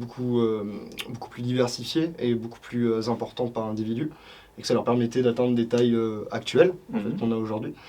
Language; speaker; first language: French; native; French